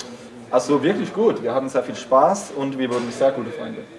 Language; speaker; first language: German; non-native, learner; Danish